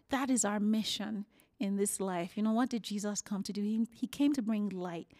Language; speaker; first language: English; non-native, local second language; Yoruba